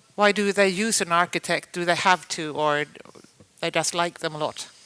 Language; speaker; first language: English; non-native, fluent; Swedish